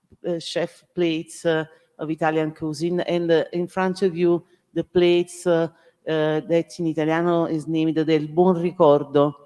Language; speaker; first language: English; non-native, learner; Italian